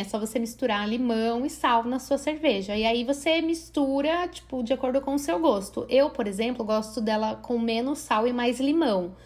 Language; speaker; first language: Portuguese; native; Portuguese